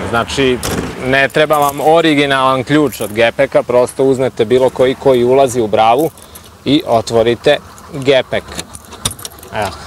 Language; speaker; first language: Serbian; native; Serbian